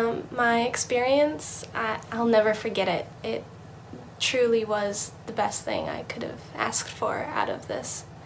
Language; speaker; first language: English; native; English